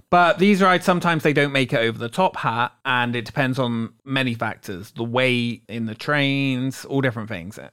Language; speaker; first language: English; native; English